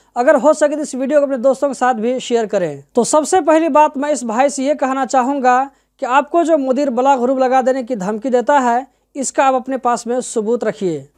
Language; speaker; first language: Hindi; native; Hindi